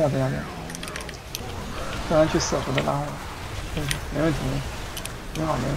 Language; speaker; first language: Chinese; native; Chinese